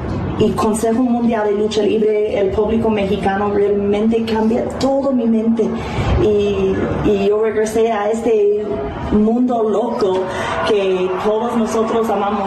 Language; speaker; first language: Spanish; non-native, fluent; English